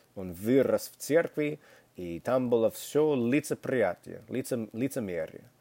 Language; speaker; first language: Russian; non-native, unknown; English